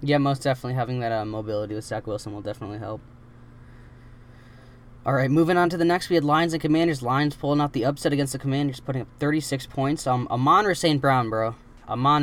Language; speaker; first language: English; native; English